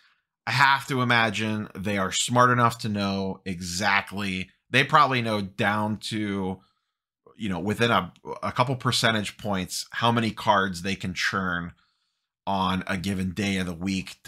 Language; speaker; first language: English; native; English